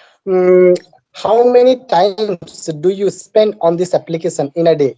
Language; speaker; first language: English; non-native, learner; Bangla